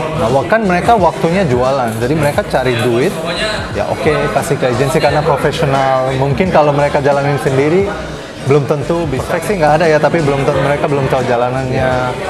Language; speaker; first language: Indonesian; non-native, fluent; Bangla